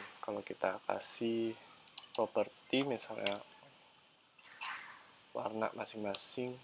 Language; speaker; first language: Indonesian; native; Indonesian